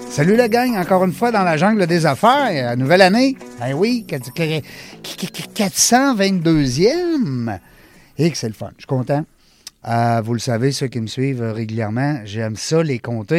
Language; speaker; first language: French; native; French